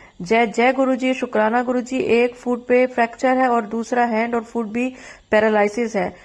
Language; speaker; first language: Hindi; native; Hindi